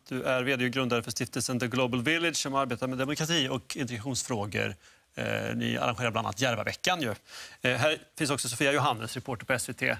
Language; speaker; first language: Swedish; native; Swedish